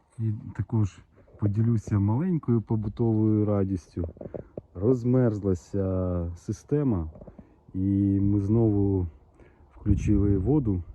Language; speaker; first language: Ukrainian; non-native, local second language; Russian